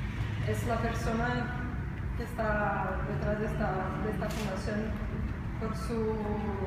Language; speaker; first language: Spanish; non-native, fluent; Portuguese